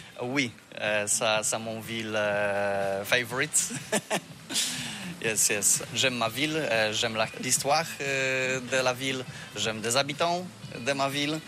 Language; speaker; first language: French; non-native, learner; Polish